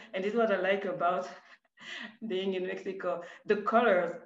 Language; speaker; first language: English; non-native, fluent; French